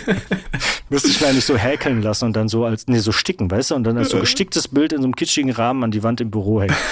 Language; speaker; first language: German; native; German